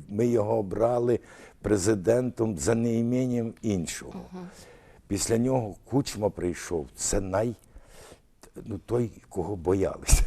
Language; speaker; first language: Ukrainian; early bilingual, other home language; Russian